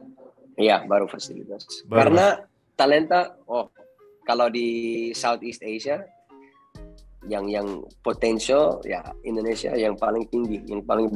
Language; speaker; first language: Indonesian; non-native, fluent; Dutch